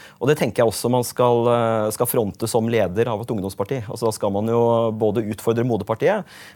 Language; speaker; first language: Norwegian; native; Norwegian